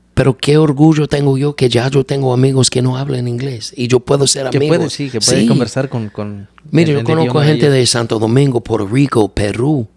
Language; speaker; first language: Spanish; non-native, learner; English